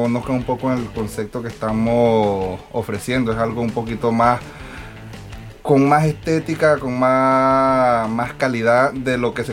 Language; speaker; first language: Spanish; native; Spanish